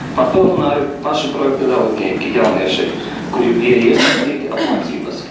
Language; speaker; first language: Latvian; non-native, local second language; Russian